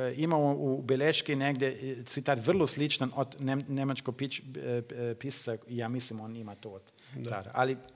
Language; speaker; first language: Bosnian; non-native, learner; German